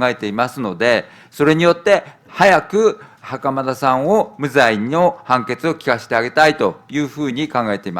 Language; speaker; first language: Japanese; native; Japanese